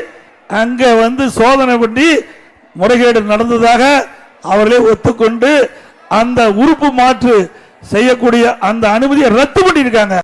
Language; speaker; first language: Tamil; native; Tamil